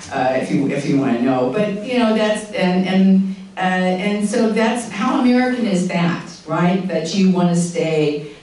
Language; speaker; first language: English; native; English